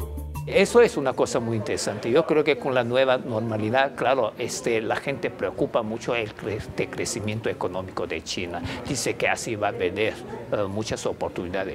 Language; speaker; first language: Spanish; non-native, fluent; Chinese